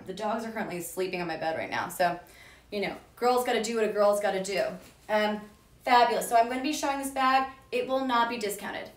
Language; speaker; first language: English; native; English